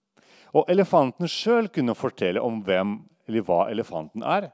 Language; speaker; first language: Norwegian; non-native, fluent; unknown